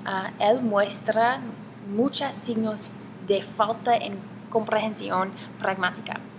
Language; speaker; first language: Spanish; non-native, learner; English